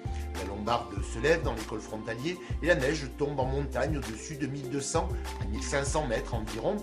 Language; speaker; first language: French; native; French